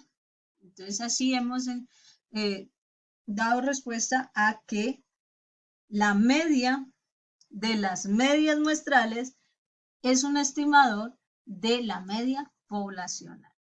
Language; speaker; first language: Spanish; native; Spanish